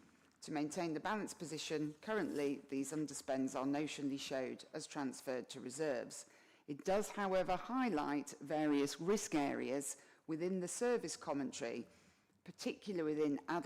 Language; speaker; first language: English; native; English